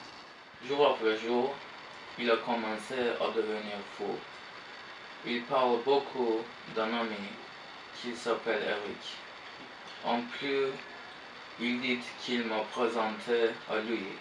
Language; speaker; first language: French; non-native, learner; Turkish